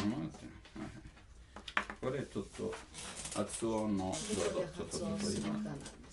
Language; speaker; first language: Japanese; non-native, learner; Italian